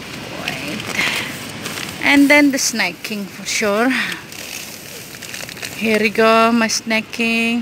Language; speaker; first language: English; non-native, learner; Indonesian